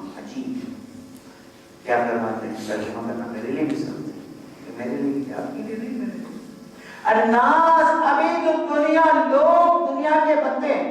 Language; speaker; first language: Urdu; non-native, local second language; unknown